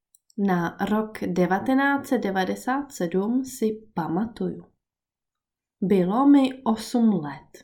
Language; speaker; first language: Czech; native; Czech